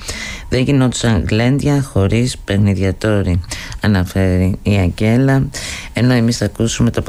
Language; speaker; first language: Greek; native; Greek